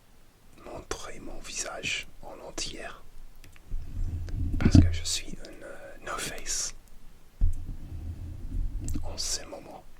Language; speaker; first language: French; non-native, learner; English